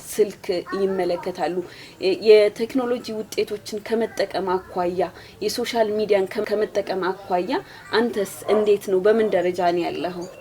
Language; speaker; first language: Amharic; non-native, local second language; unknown